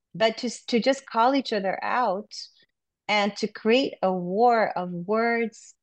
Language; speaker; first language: English; non-native, local second language; Urdu